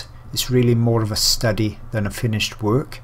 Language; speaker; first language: English; native; English